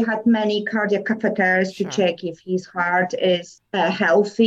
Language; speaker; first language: English; non-native, learner; Polish